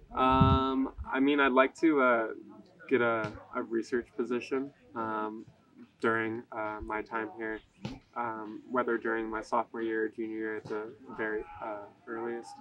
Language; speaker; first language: English; native; English